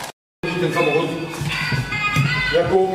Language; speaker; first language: Polish; native; Polish